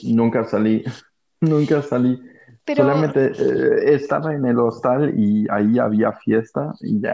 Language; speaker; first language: Spanish; non-native, fluent; German